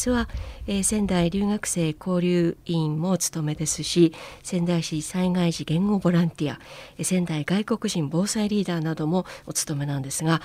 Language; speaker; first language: Japanese; native; Japanese